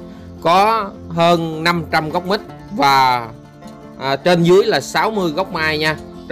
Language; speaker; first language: Vietnamese; native; Vietnamese